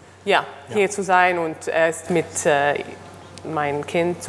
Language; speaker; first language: German; non-native, learner; Hebrew